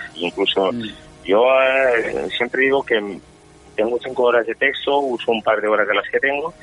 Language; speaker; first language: Spanish; non-native, local second language; Catalan